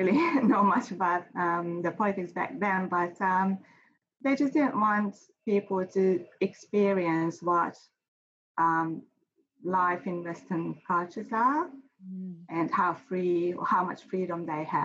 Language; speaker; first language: English; non-native, fluent; Hungarian